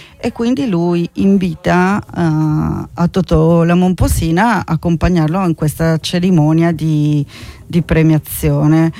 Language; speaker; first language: Italian; non-native, fluent; Spanish